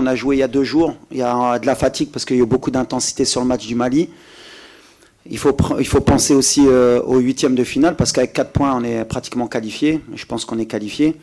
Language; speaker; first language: French; native; French